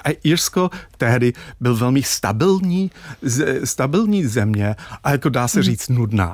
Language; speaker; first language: Czech; non-native, fluent; English